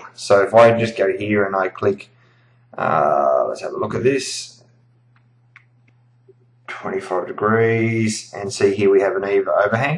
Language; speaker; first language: English; native; English